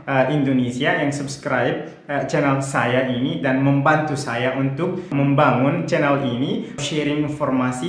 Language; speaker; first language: Indonesian; non-native, fluent; Arabic